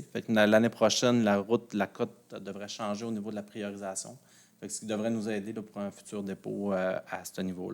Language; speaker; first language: French; native; French